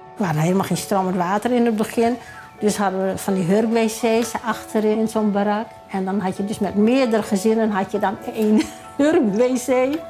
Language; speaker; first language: Dutch; native; Dutch